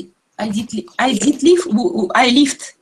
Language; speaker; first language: English; non-native, learner; Russian